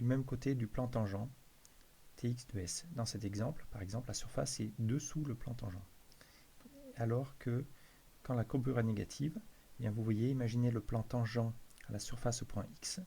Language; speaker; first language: French; native; French